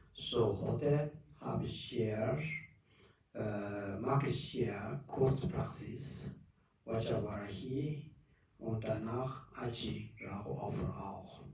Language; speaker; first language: German; non-native, learner; Tibetan